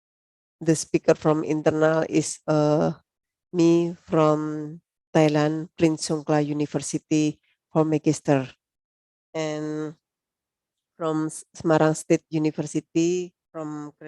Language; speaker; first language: English; non-native, learner; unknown